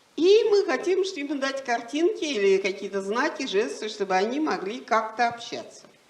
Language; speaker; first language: Russian; native; Russian